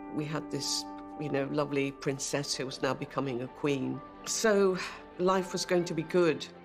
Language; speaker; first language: English; native; English